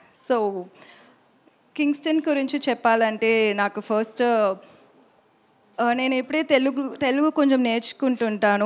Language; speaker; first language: Telugu; non-native, learner; Tamil